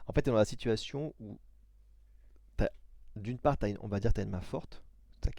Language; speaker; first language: French; native; French